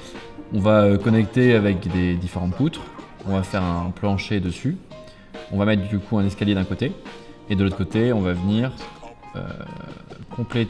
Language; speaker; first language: French; native; French